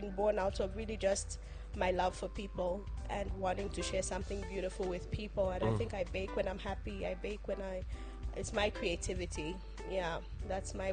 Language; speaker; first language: English; non-native, local second language; Tumbuka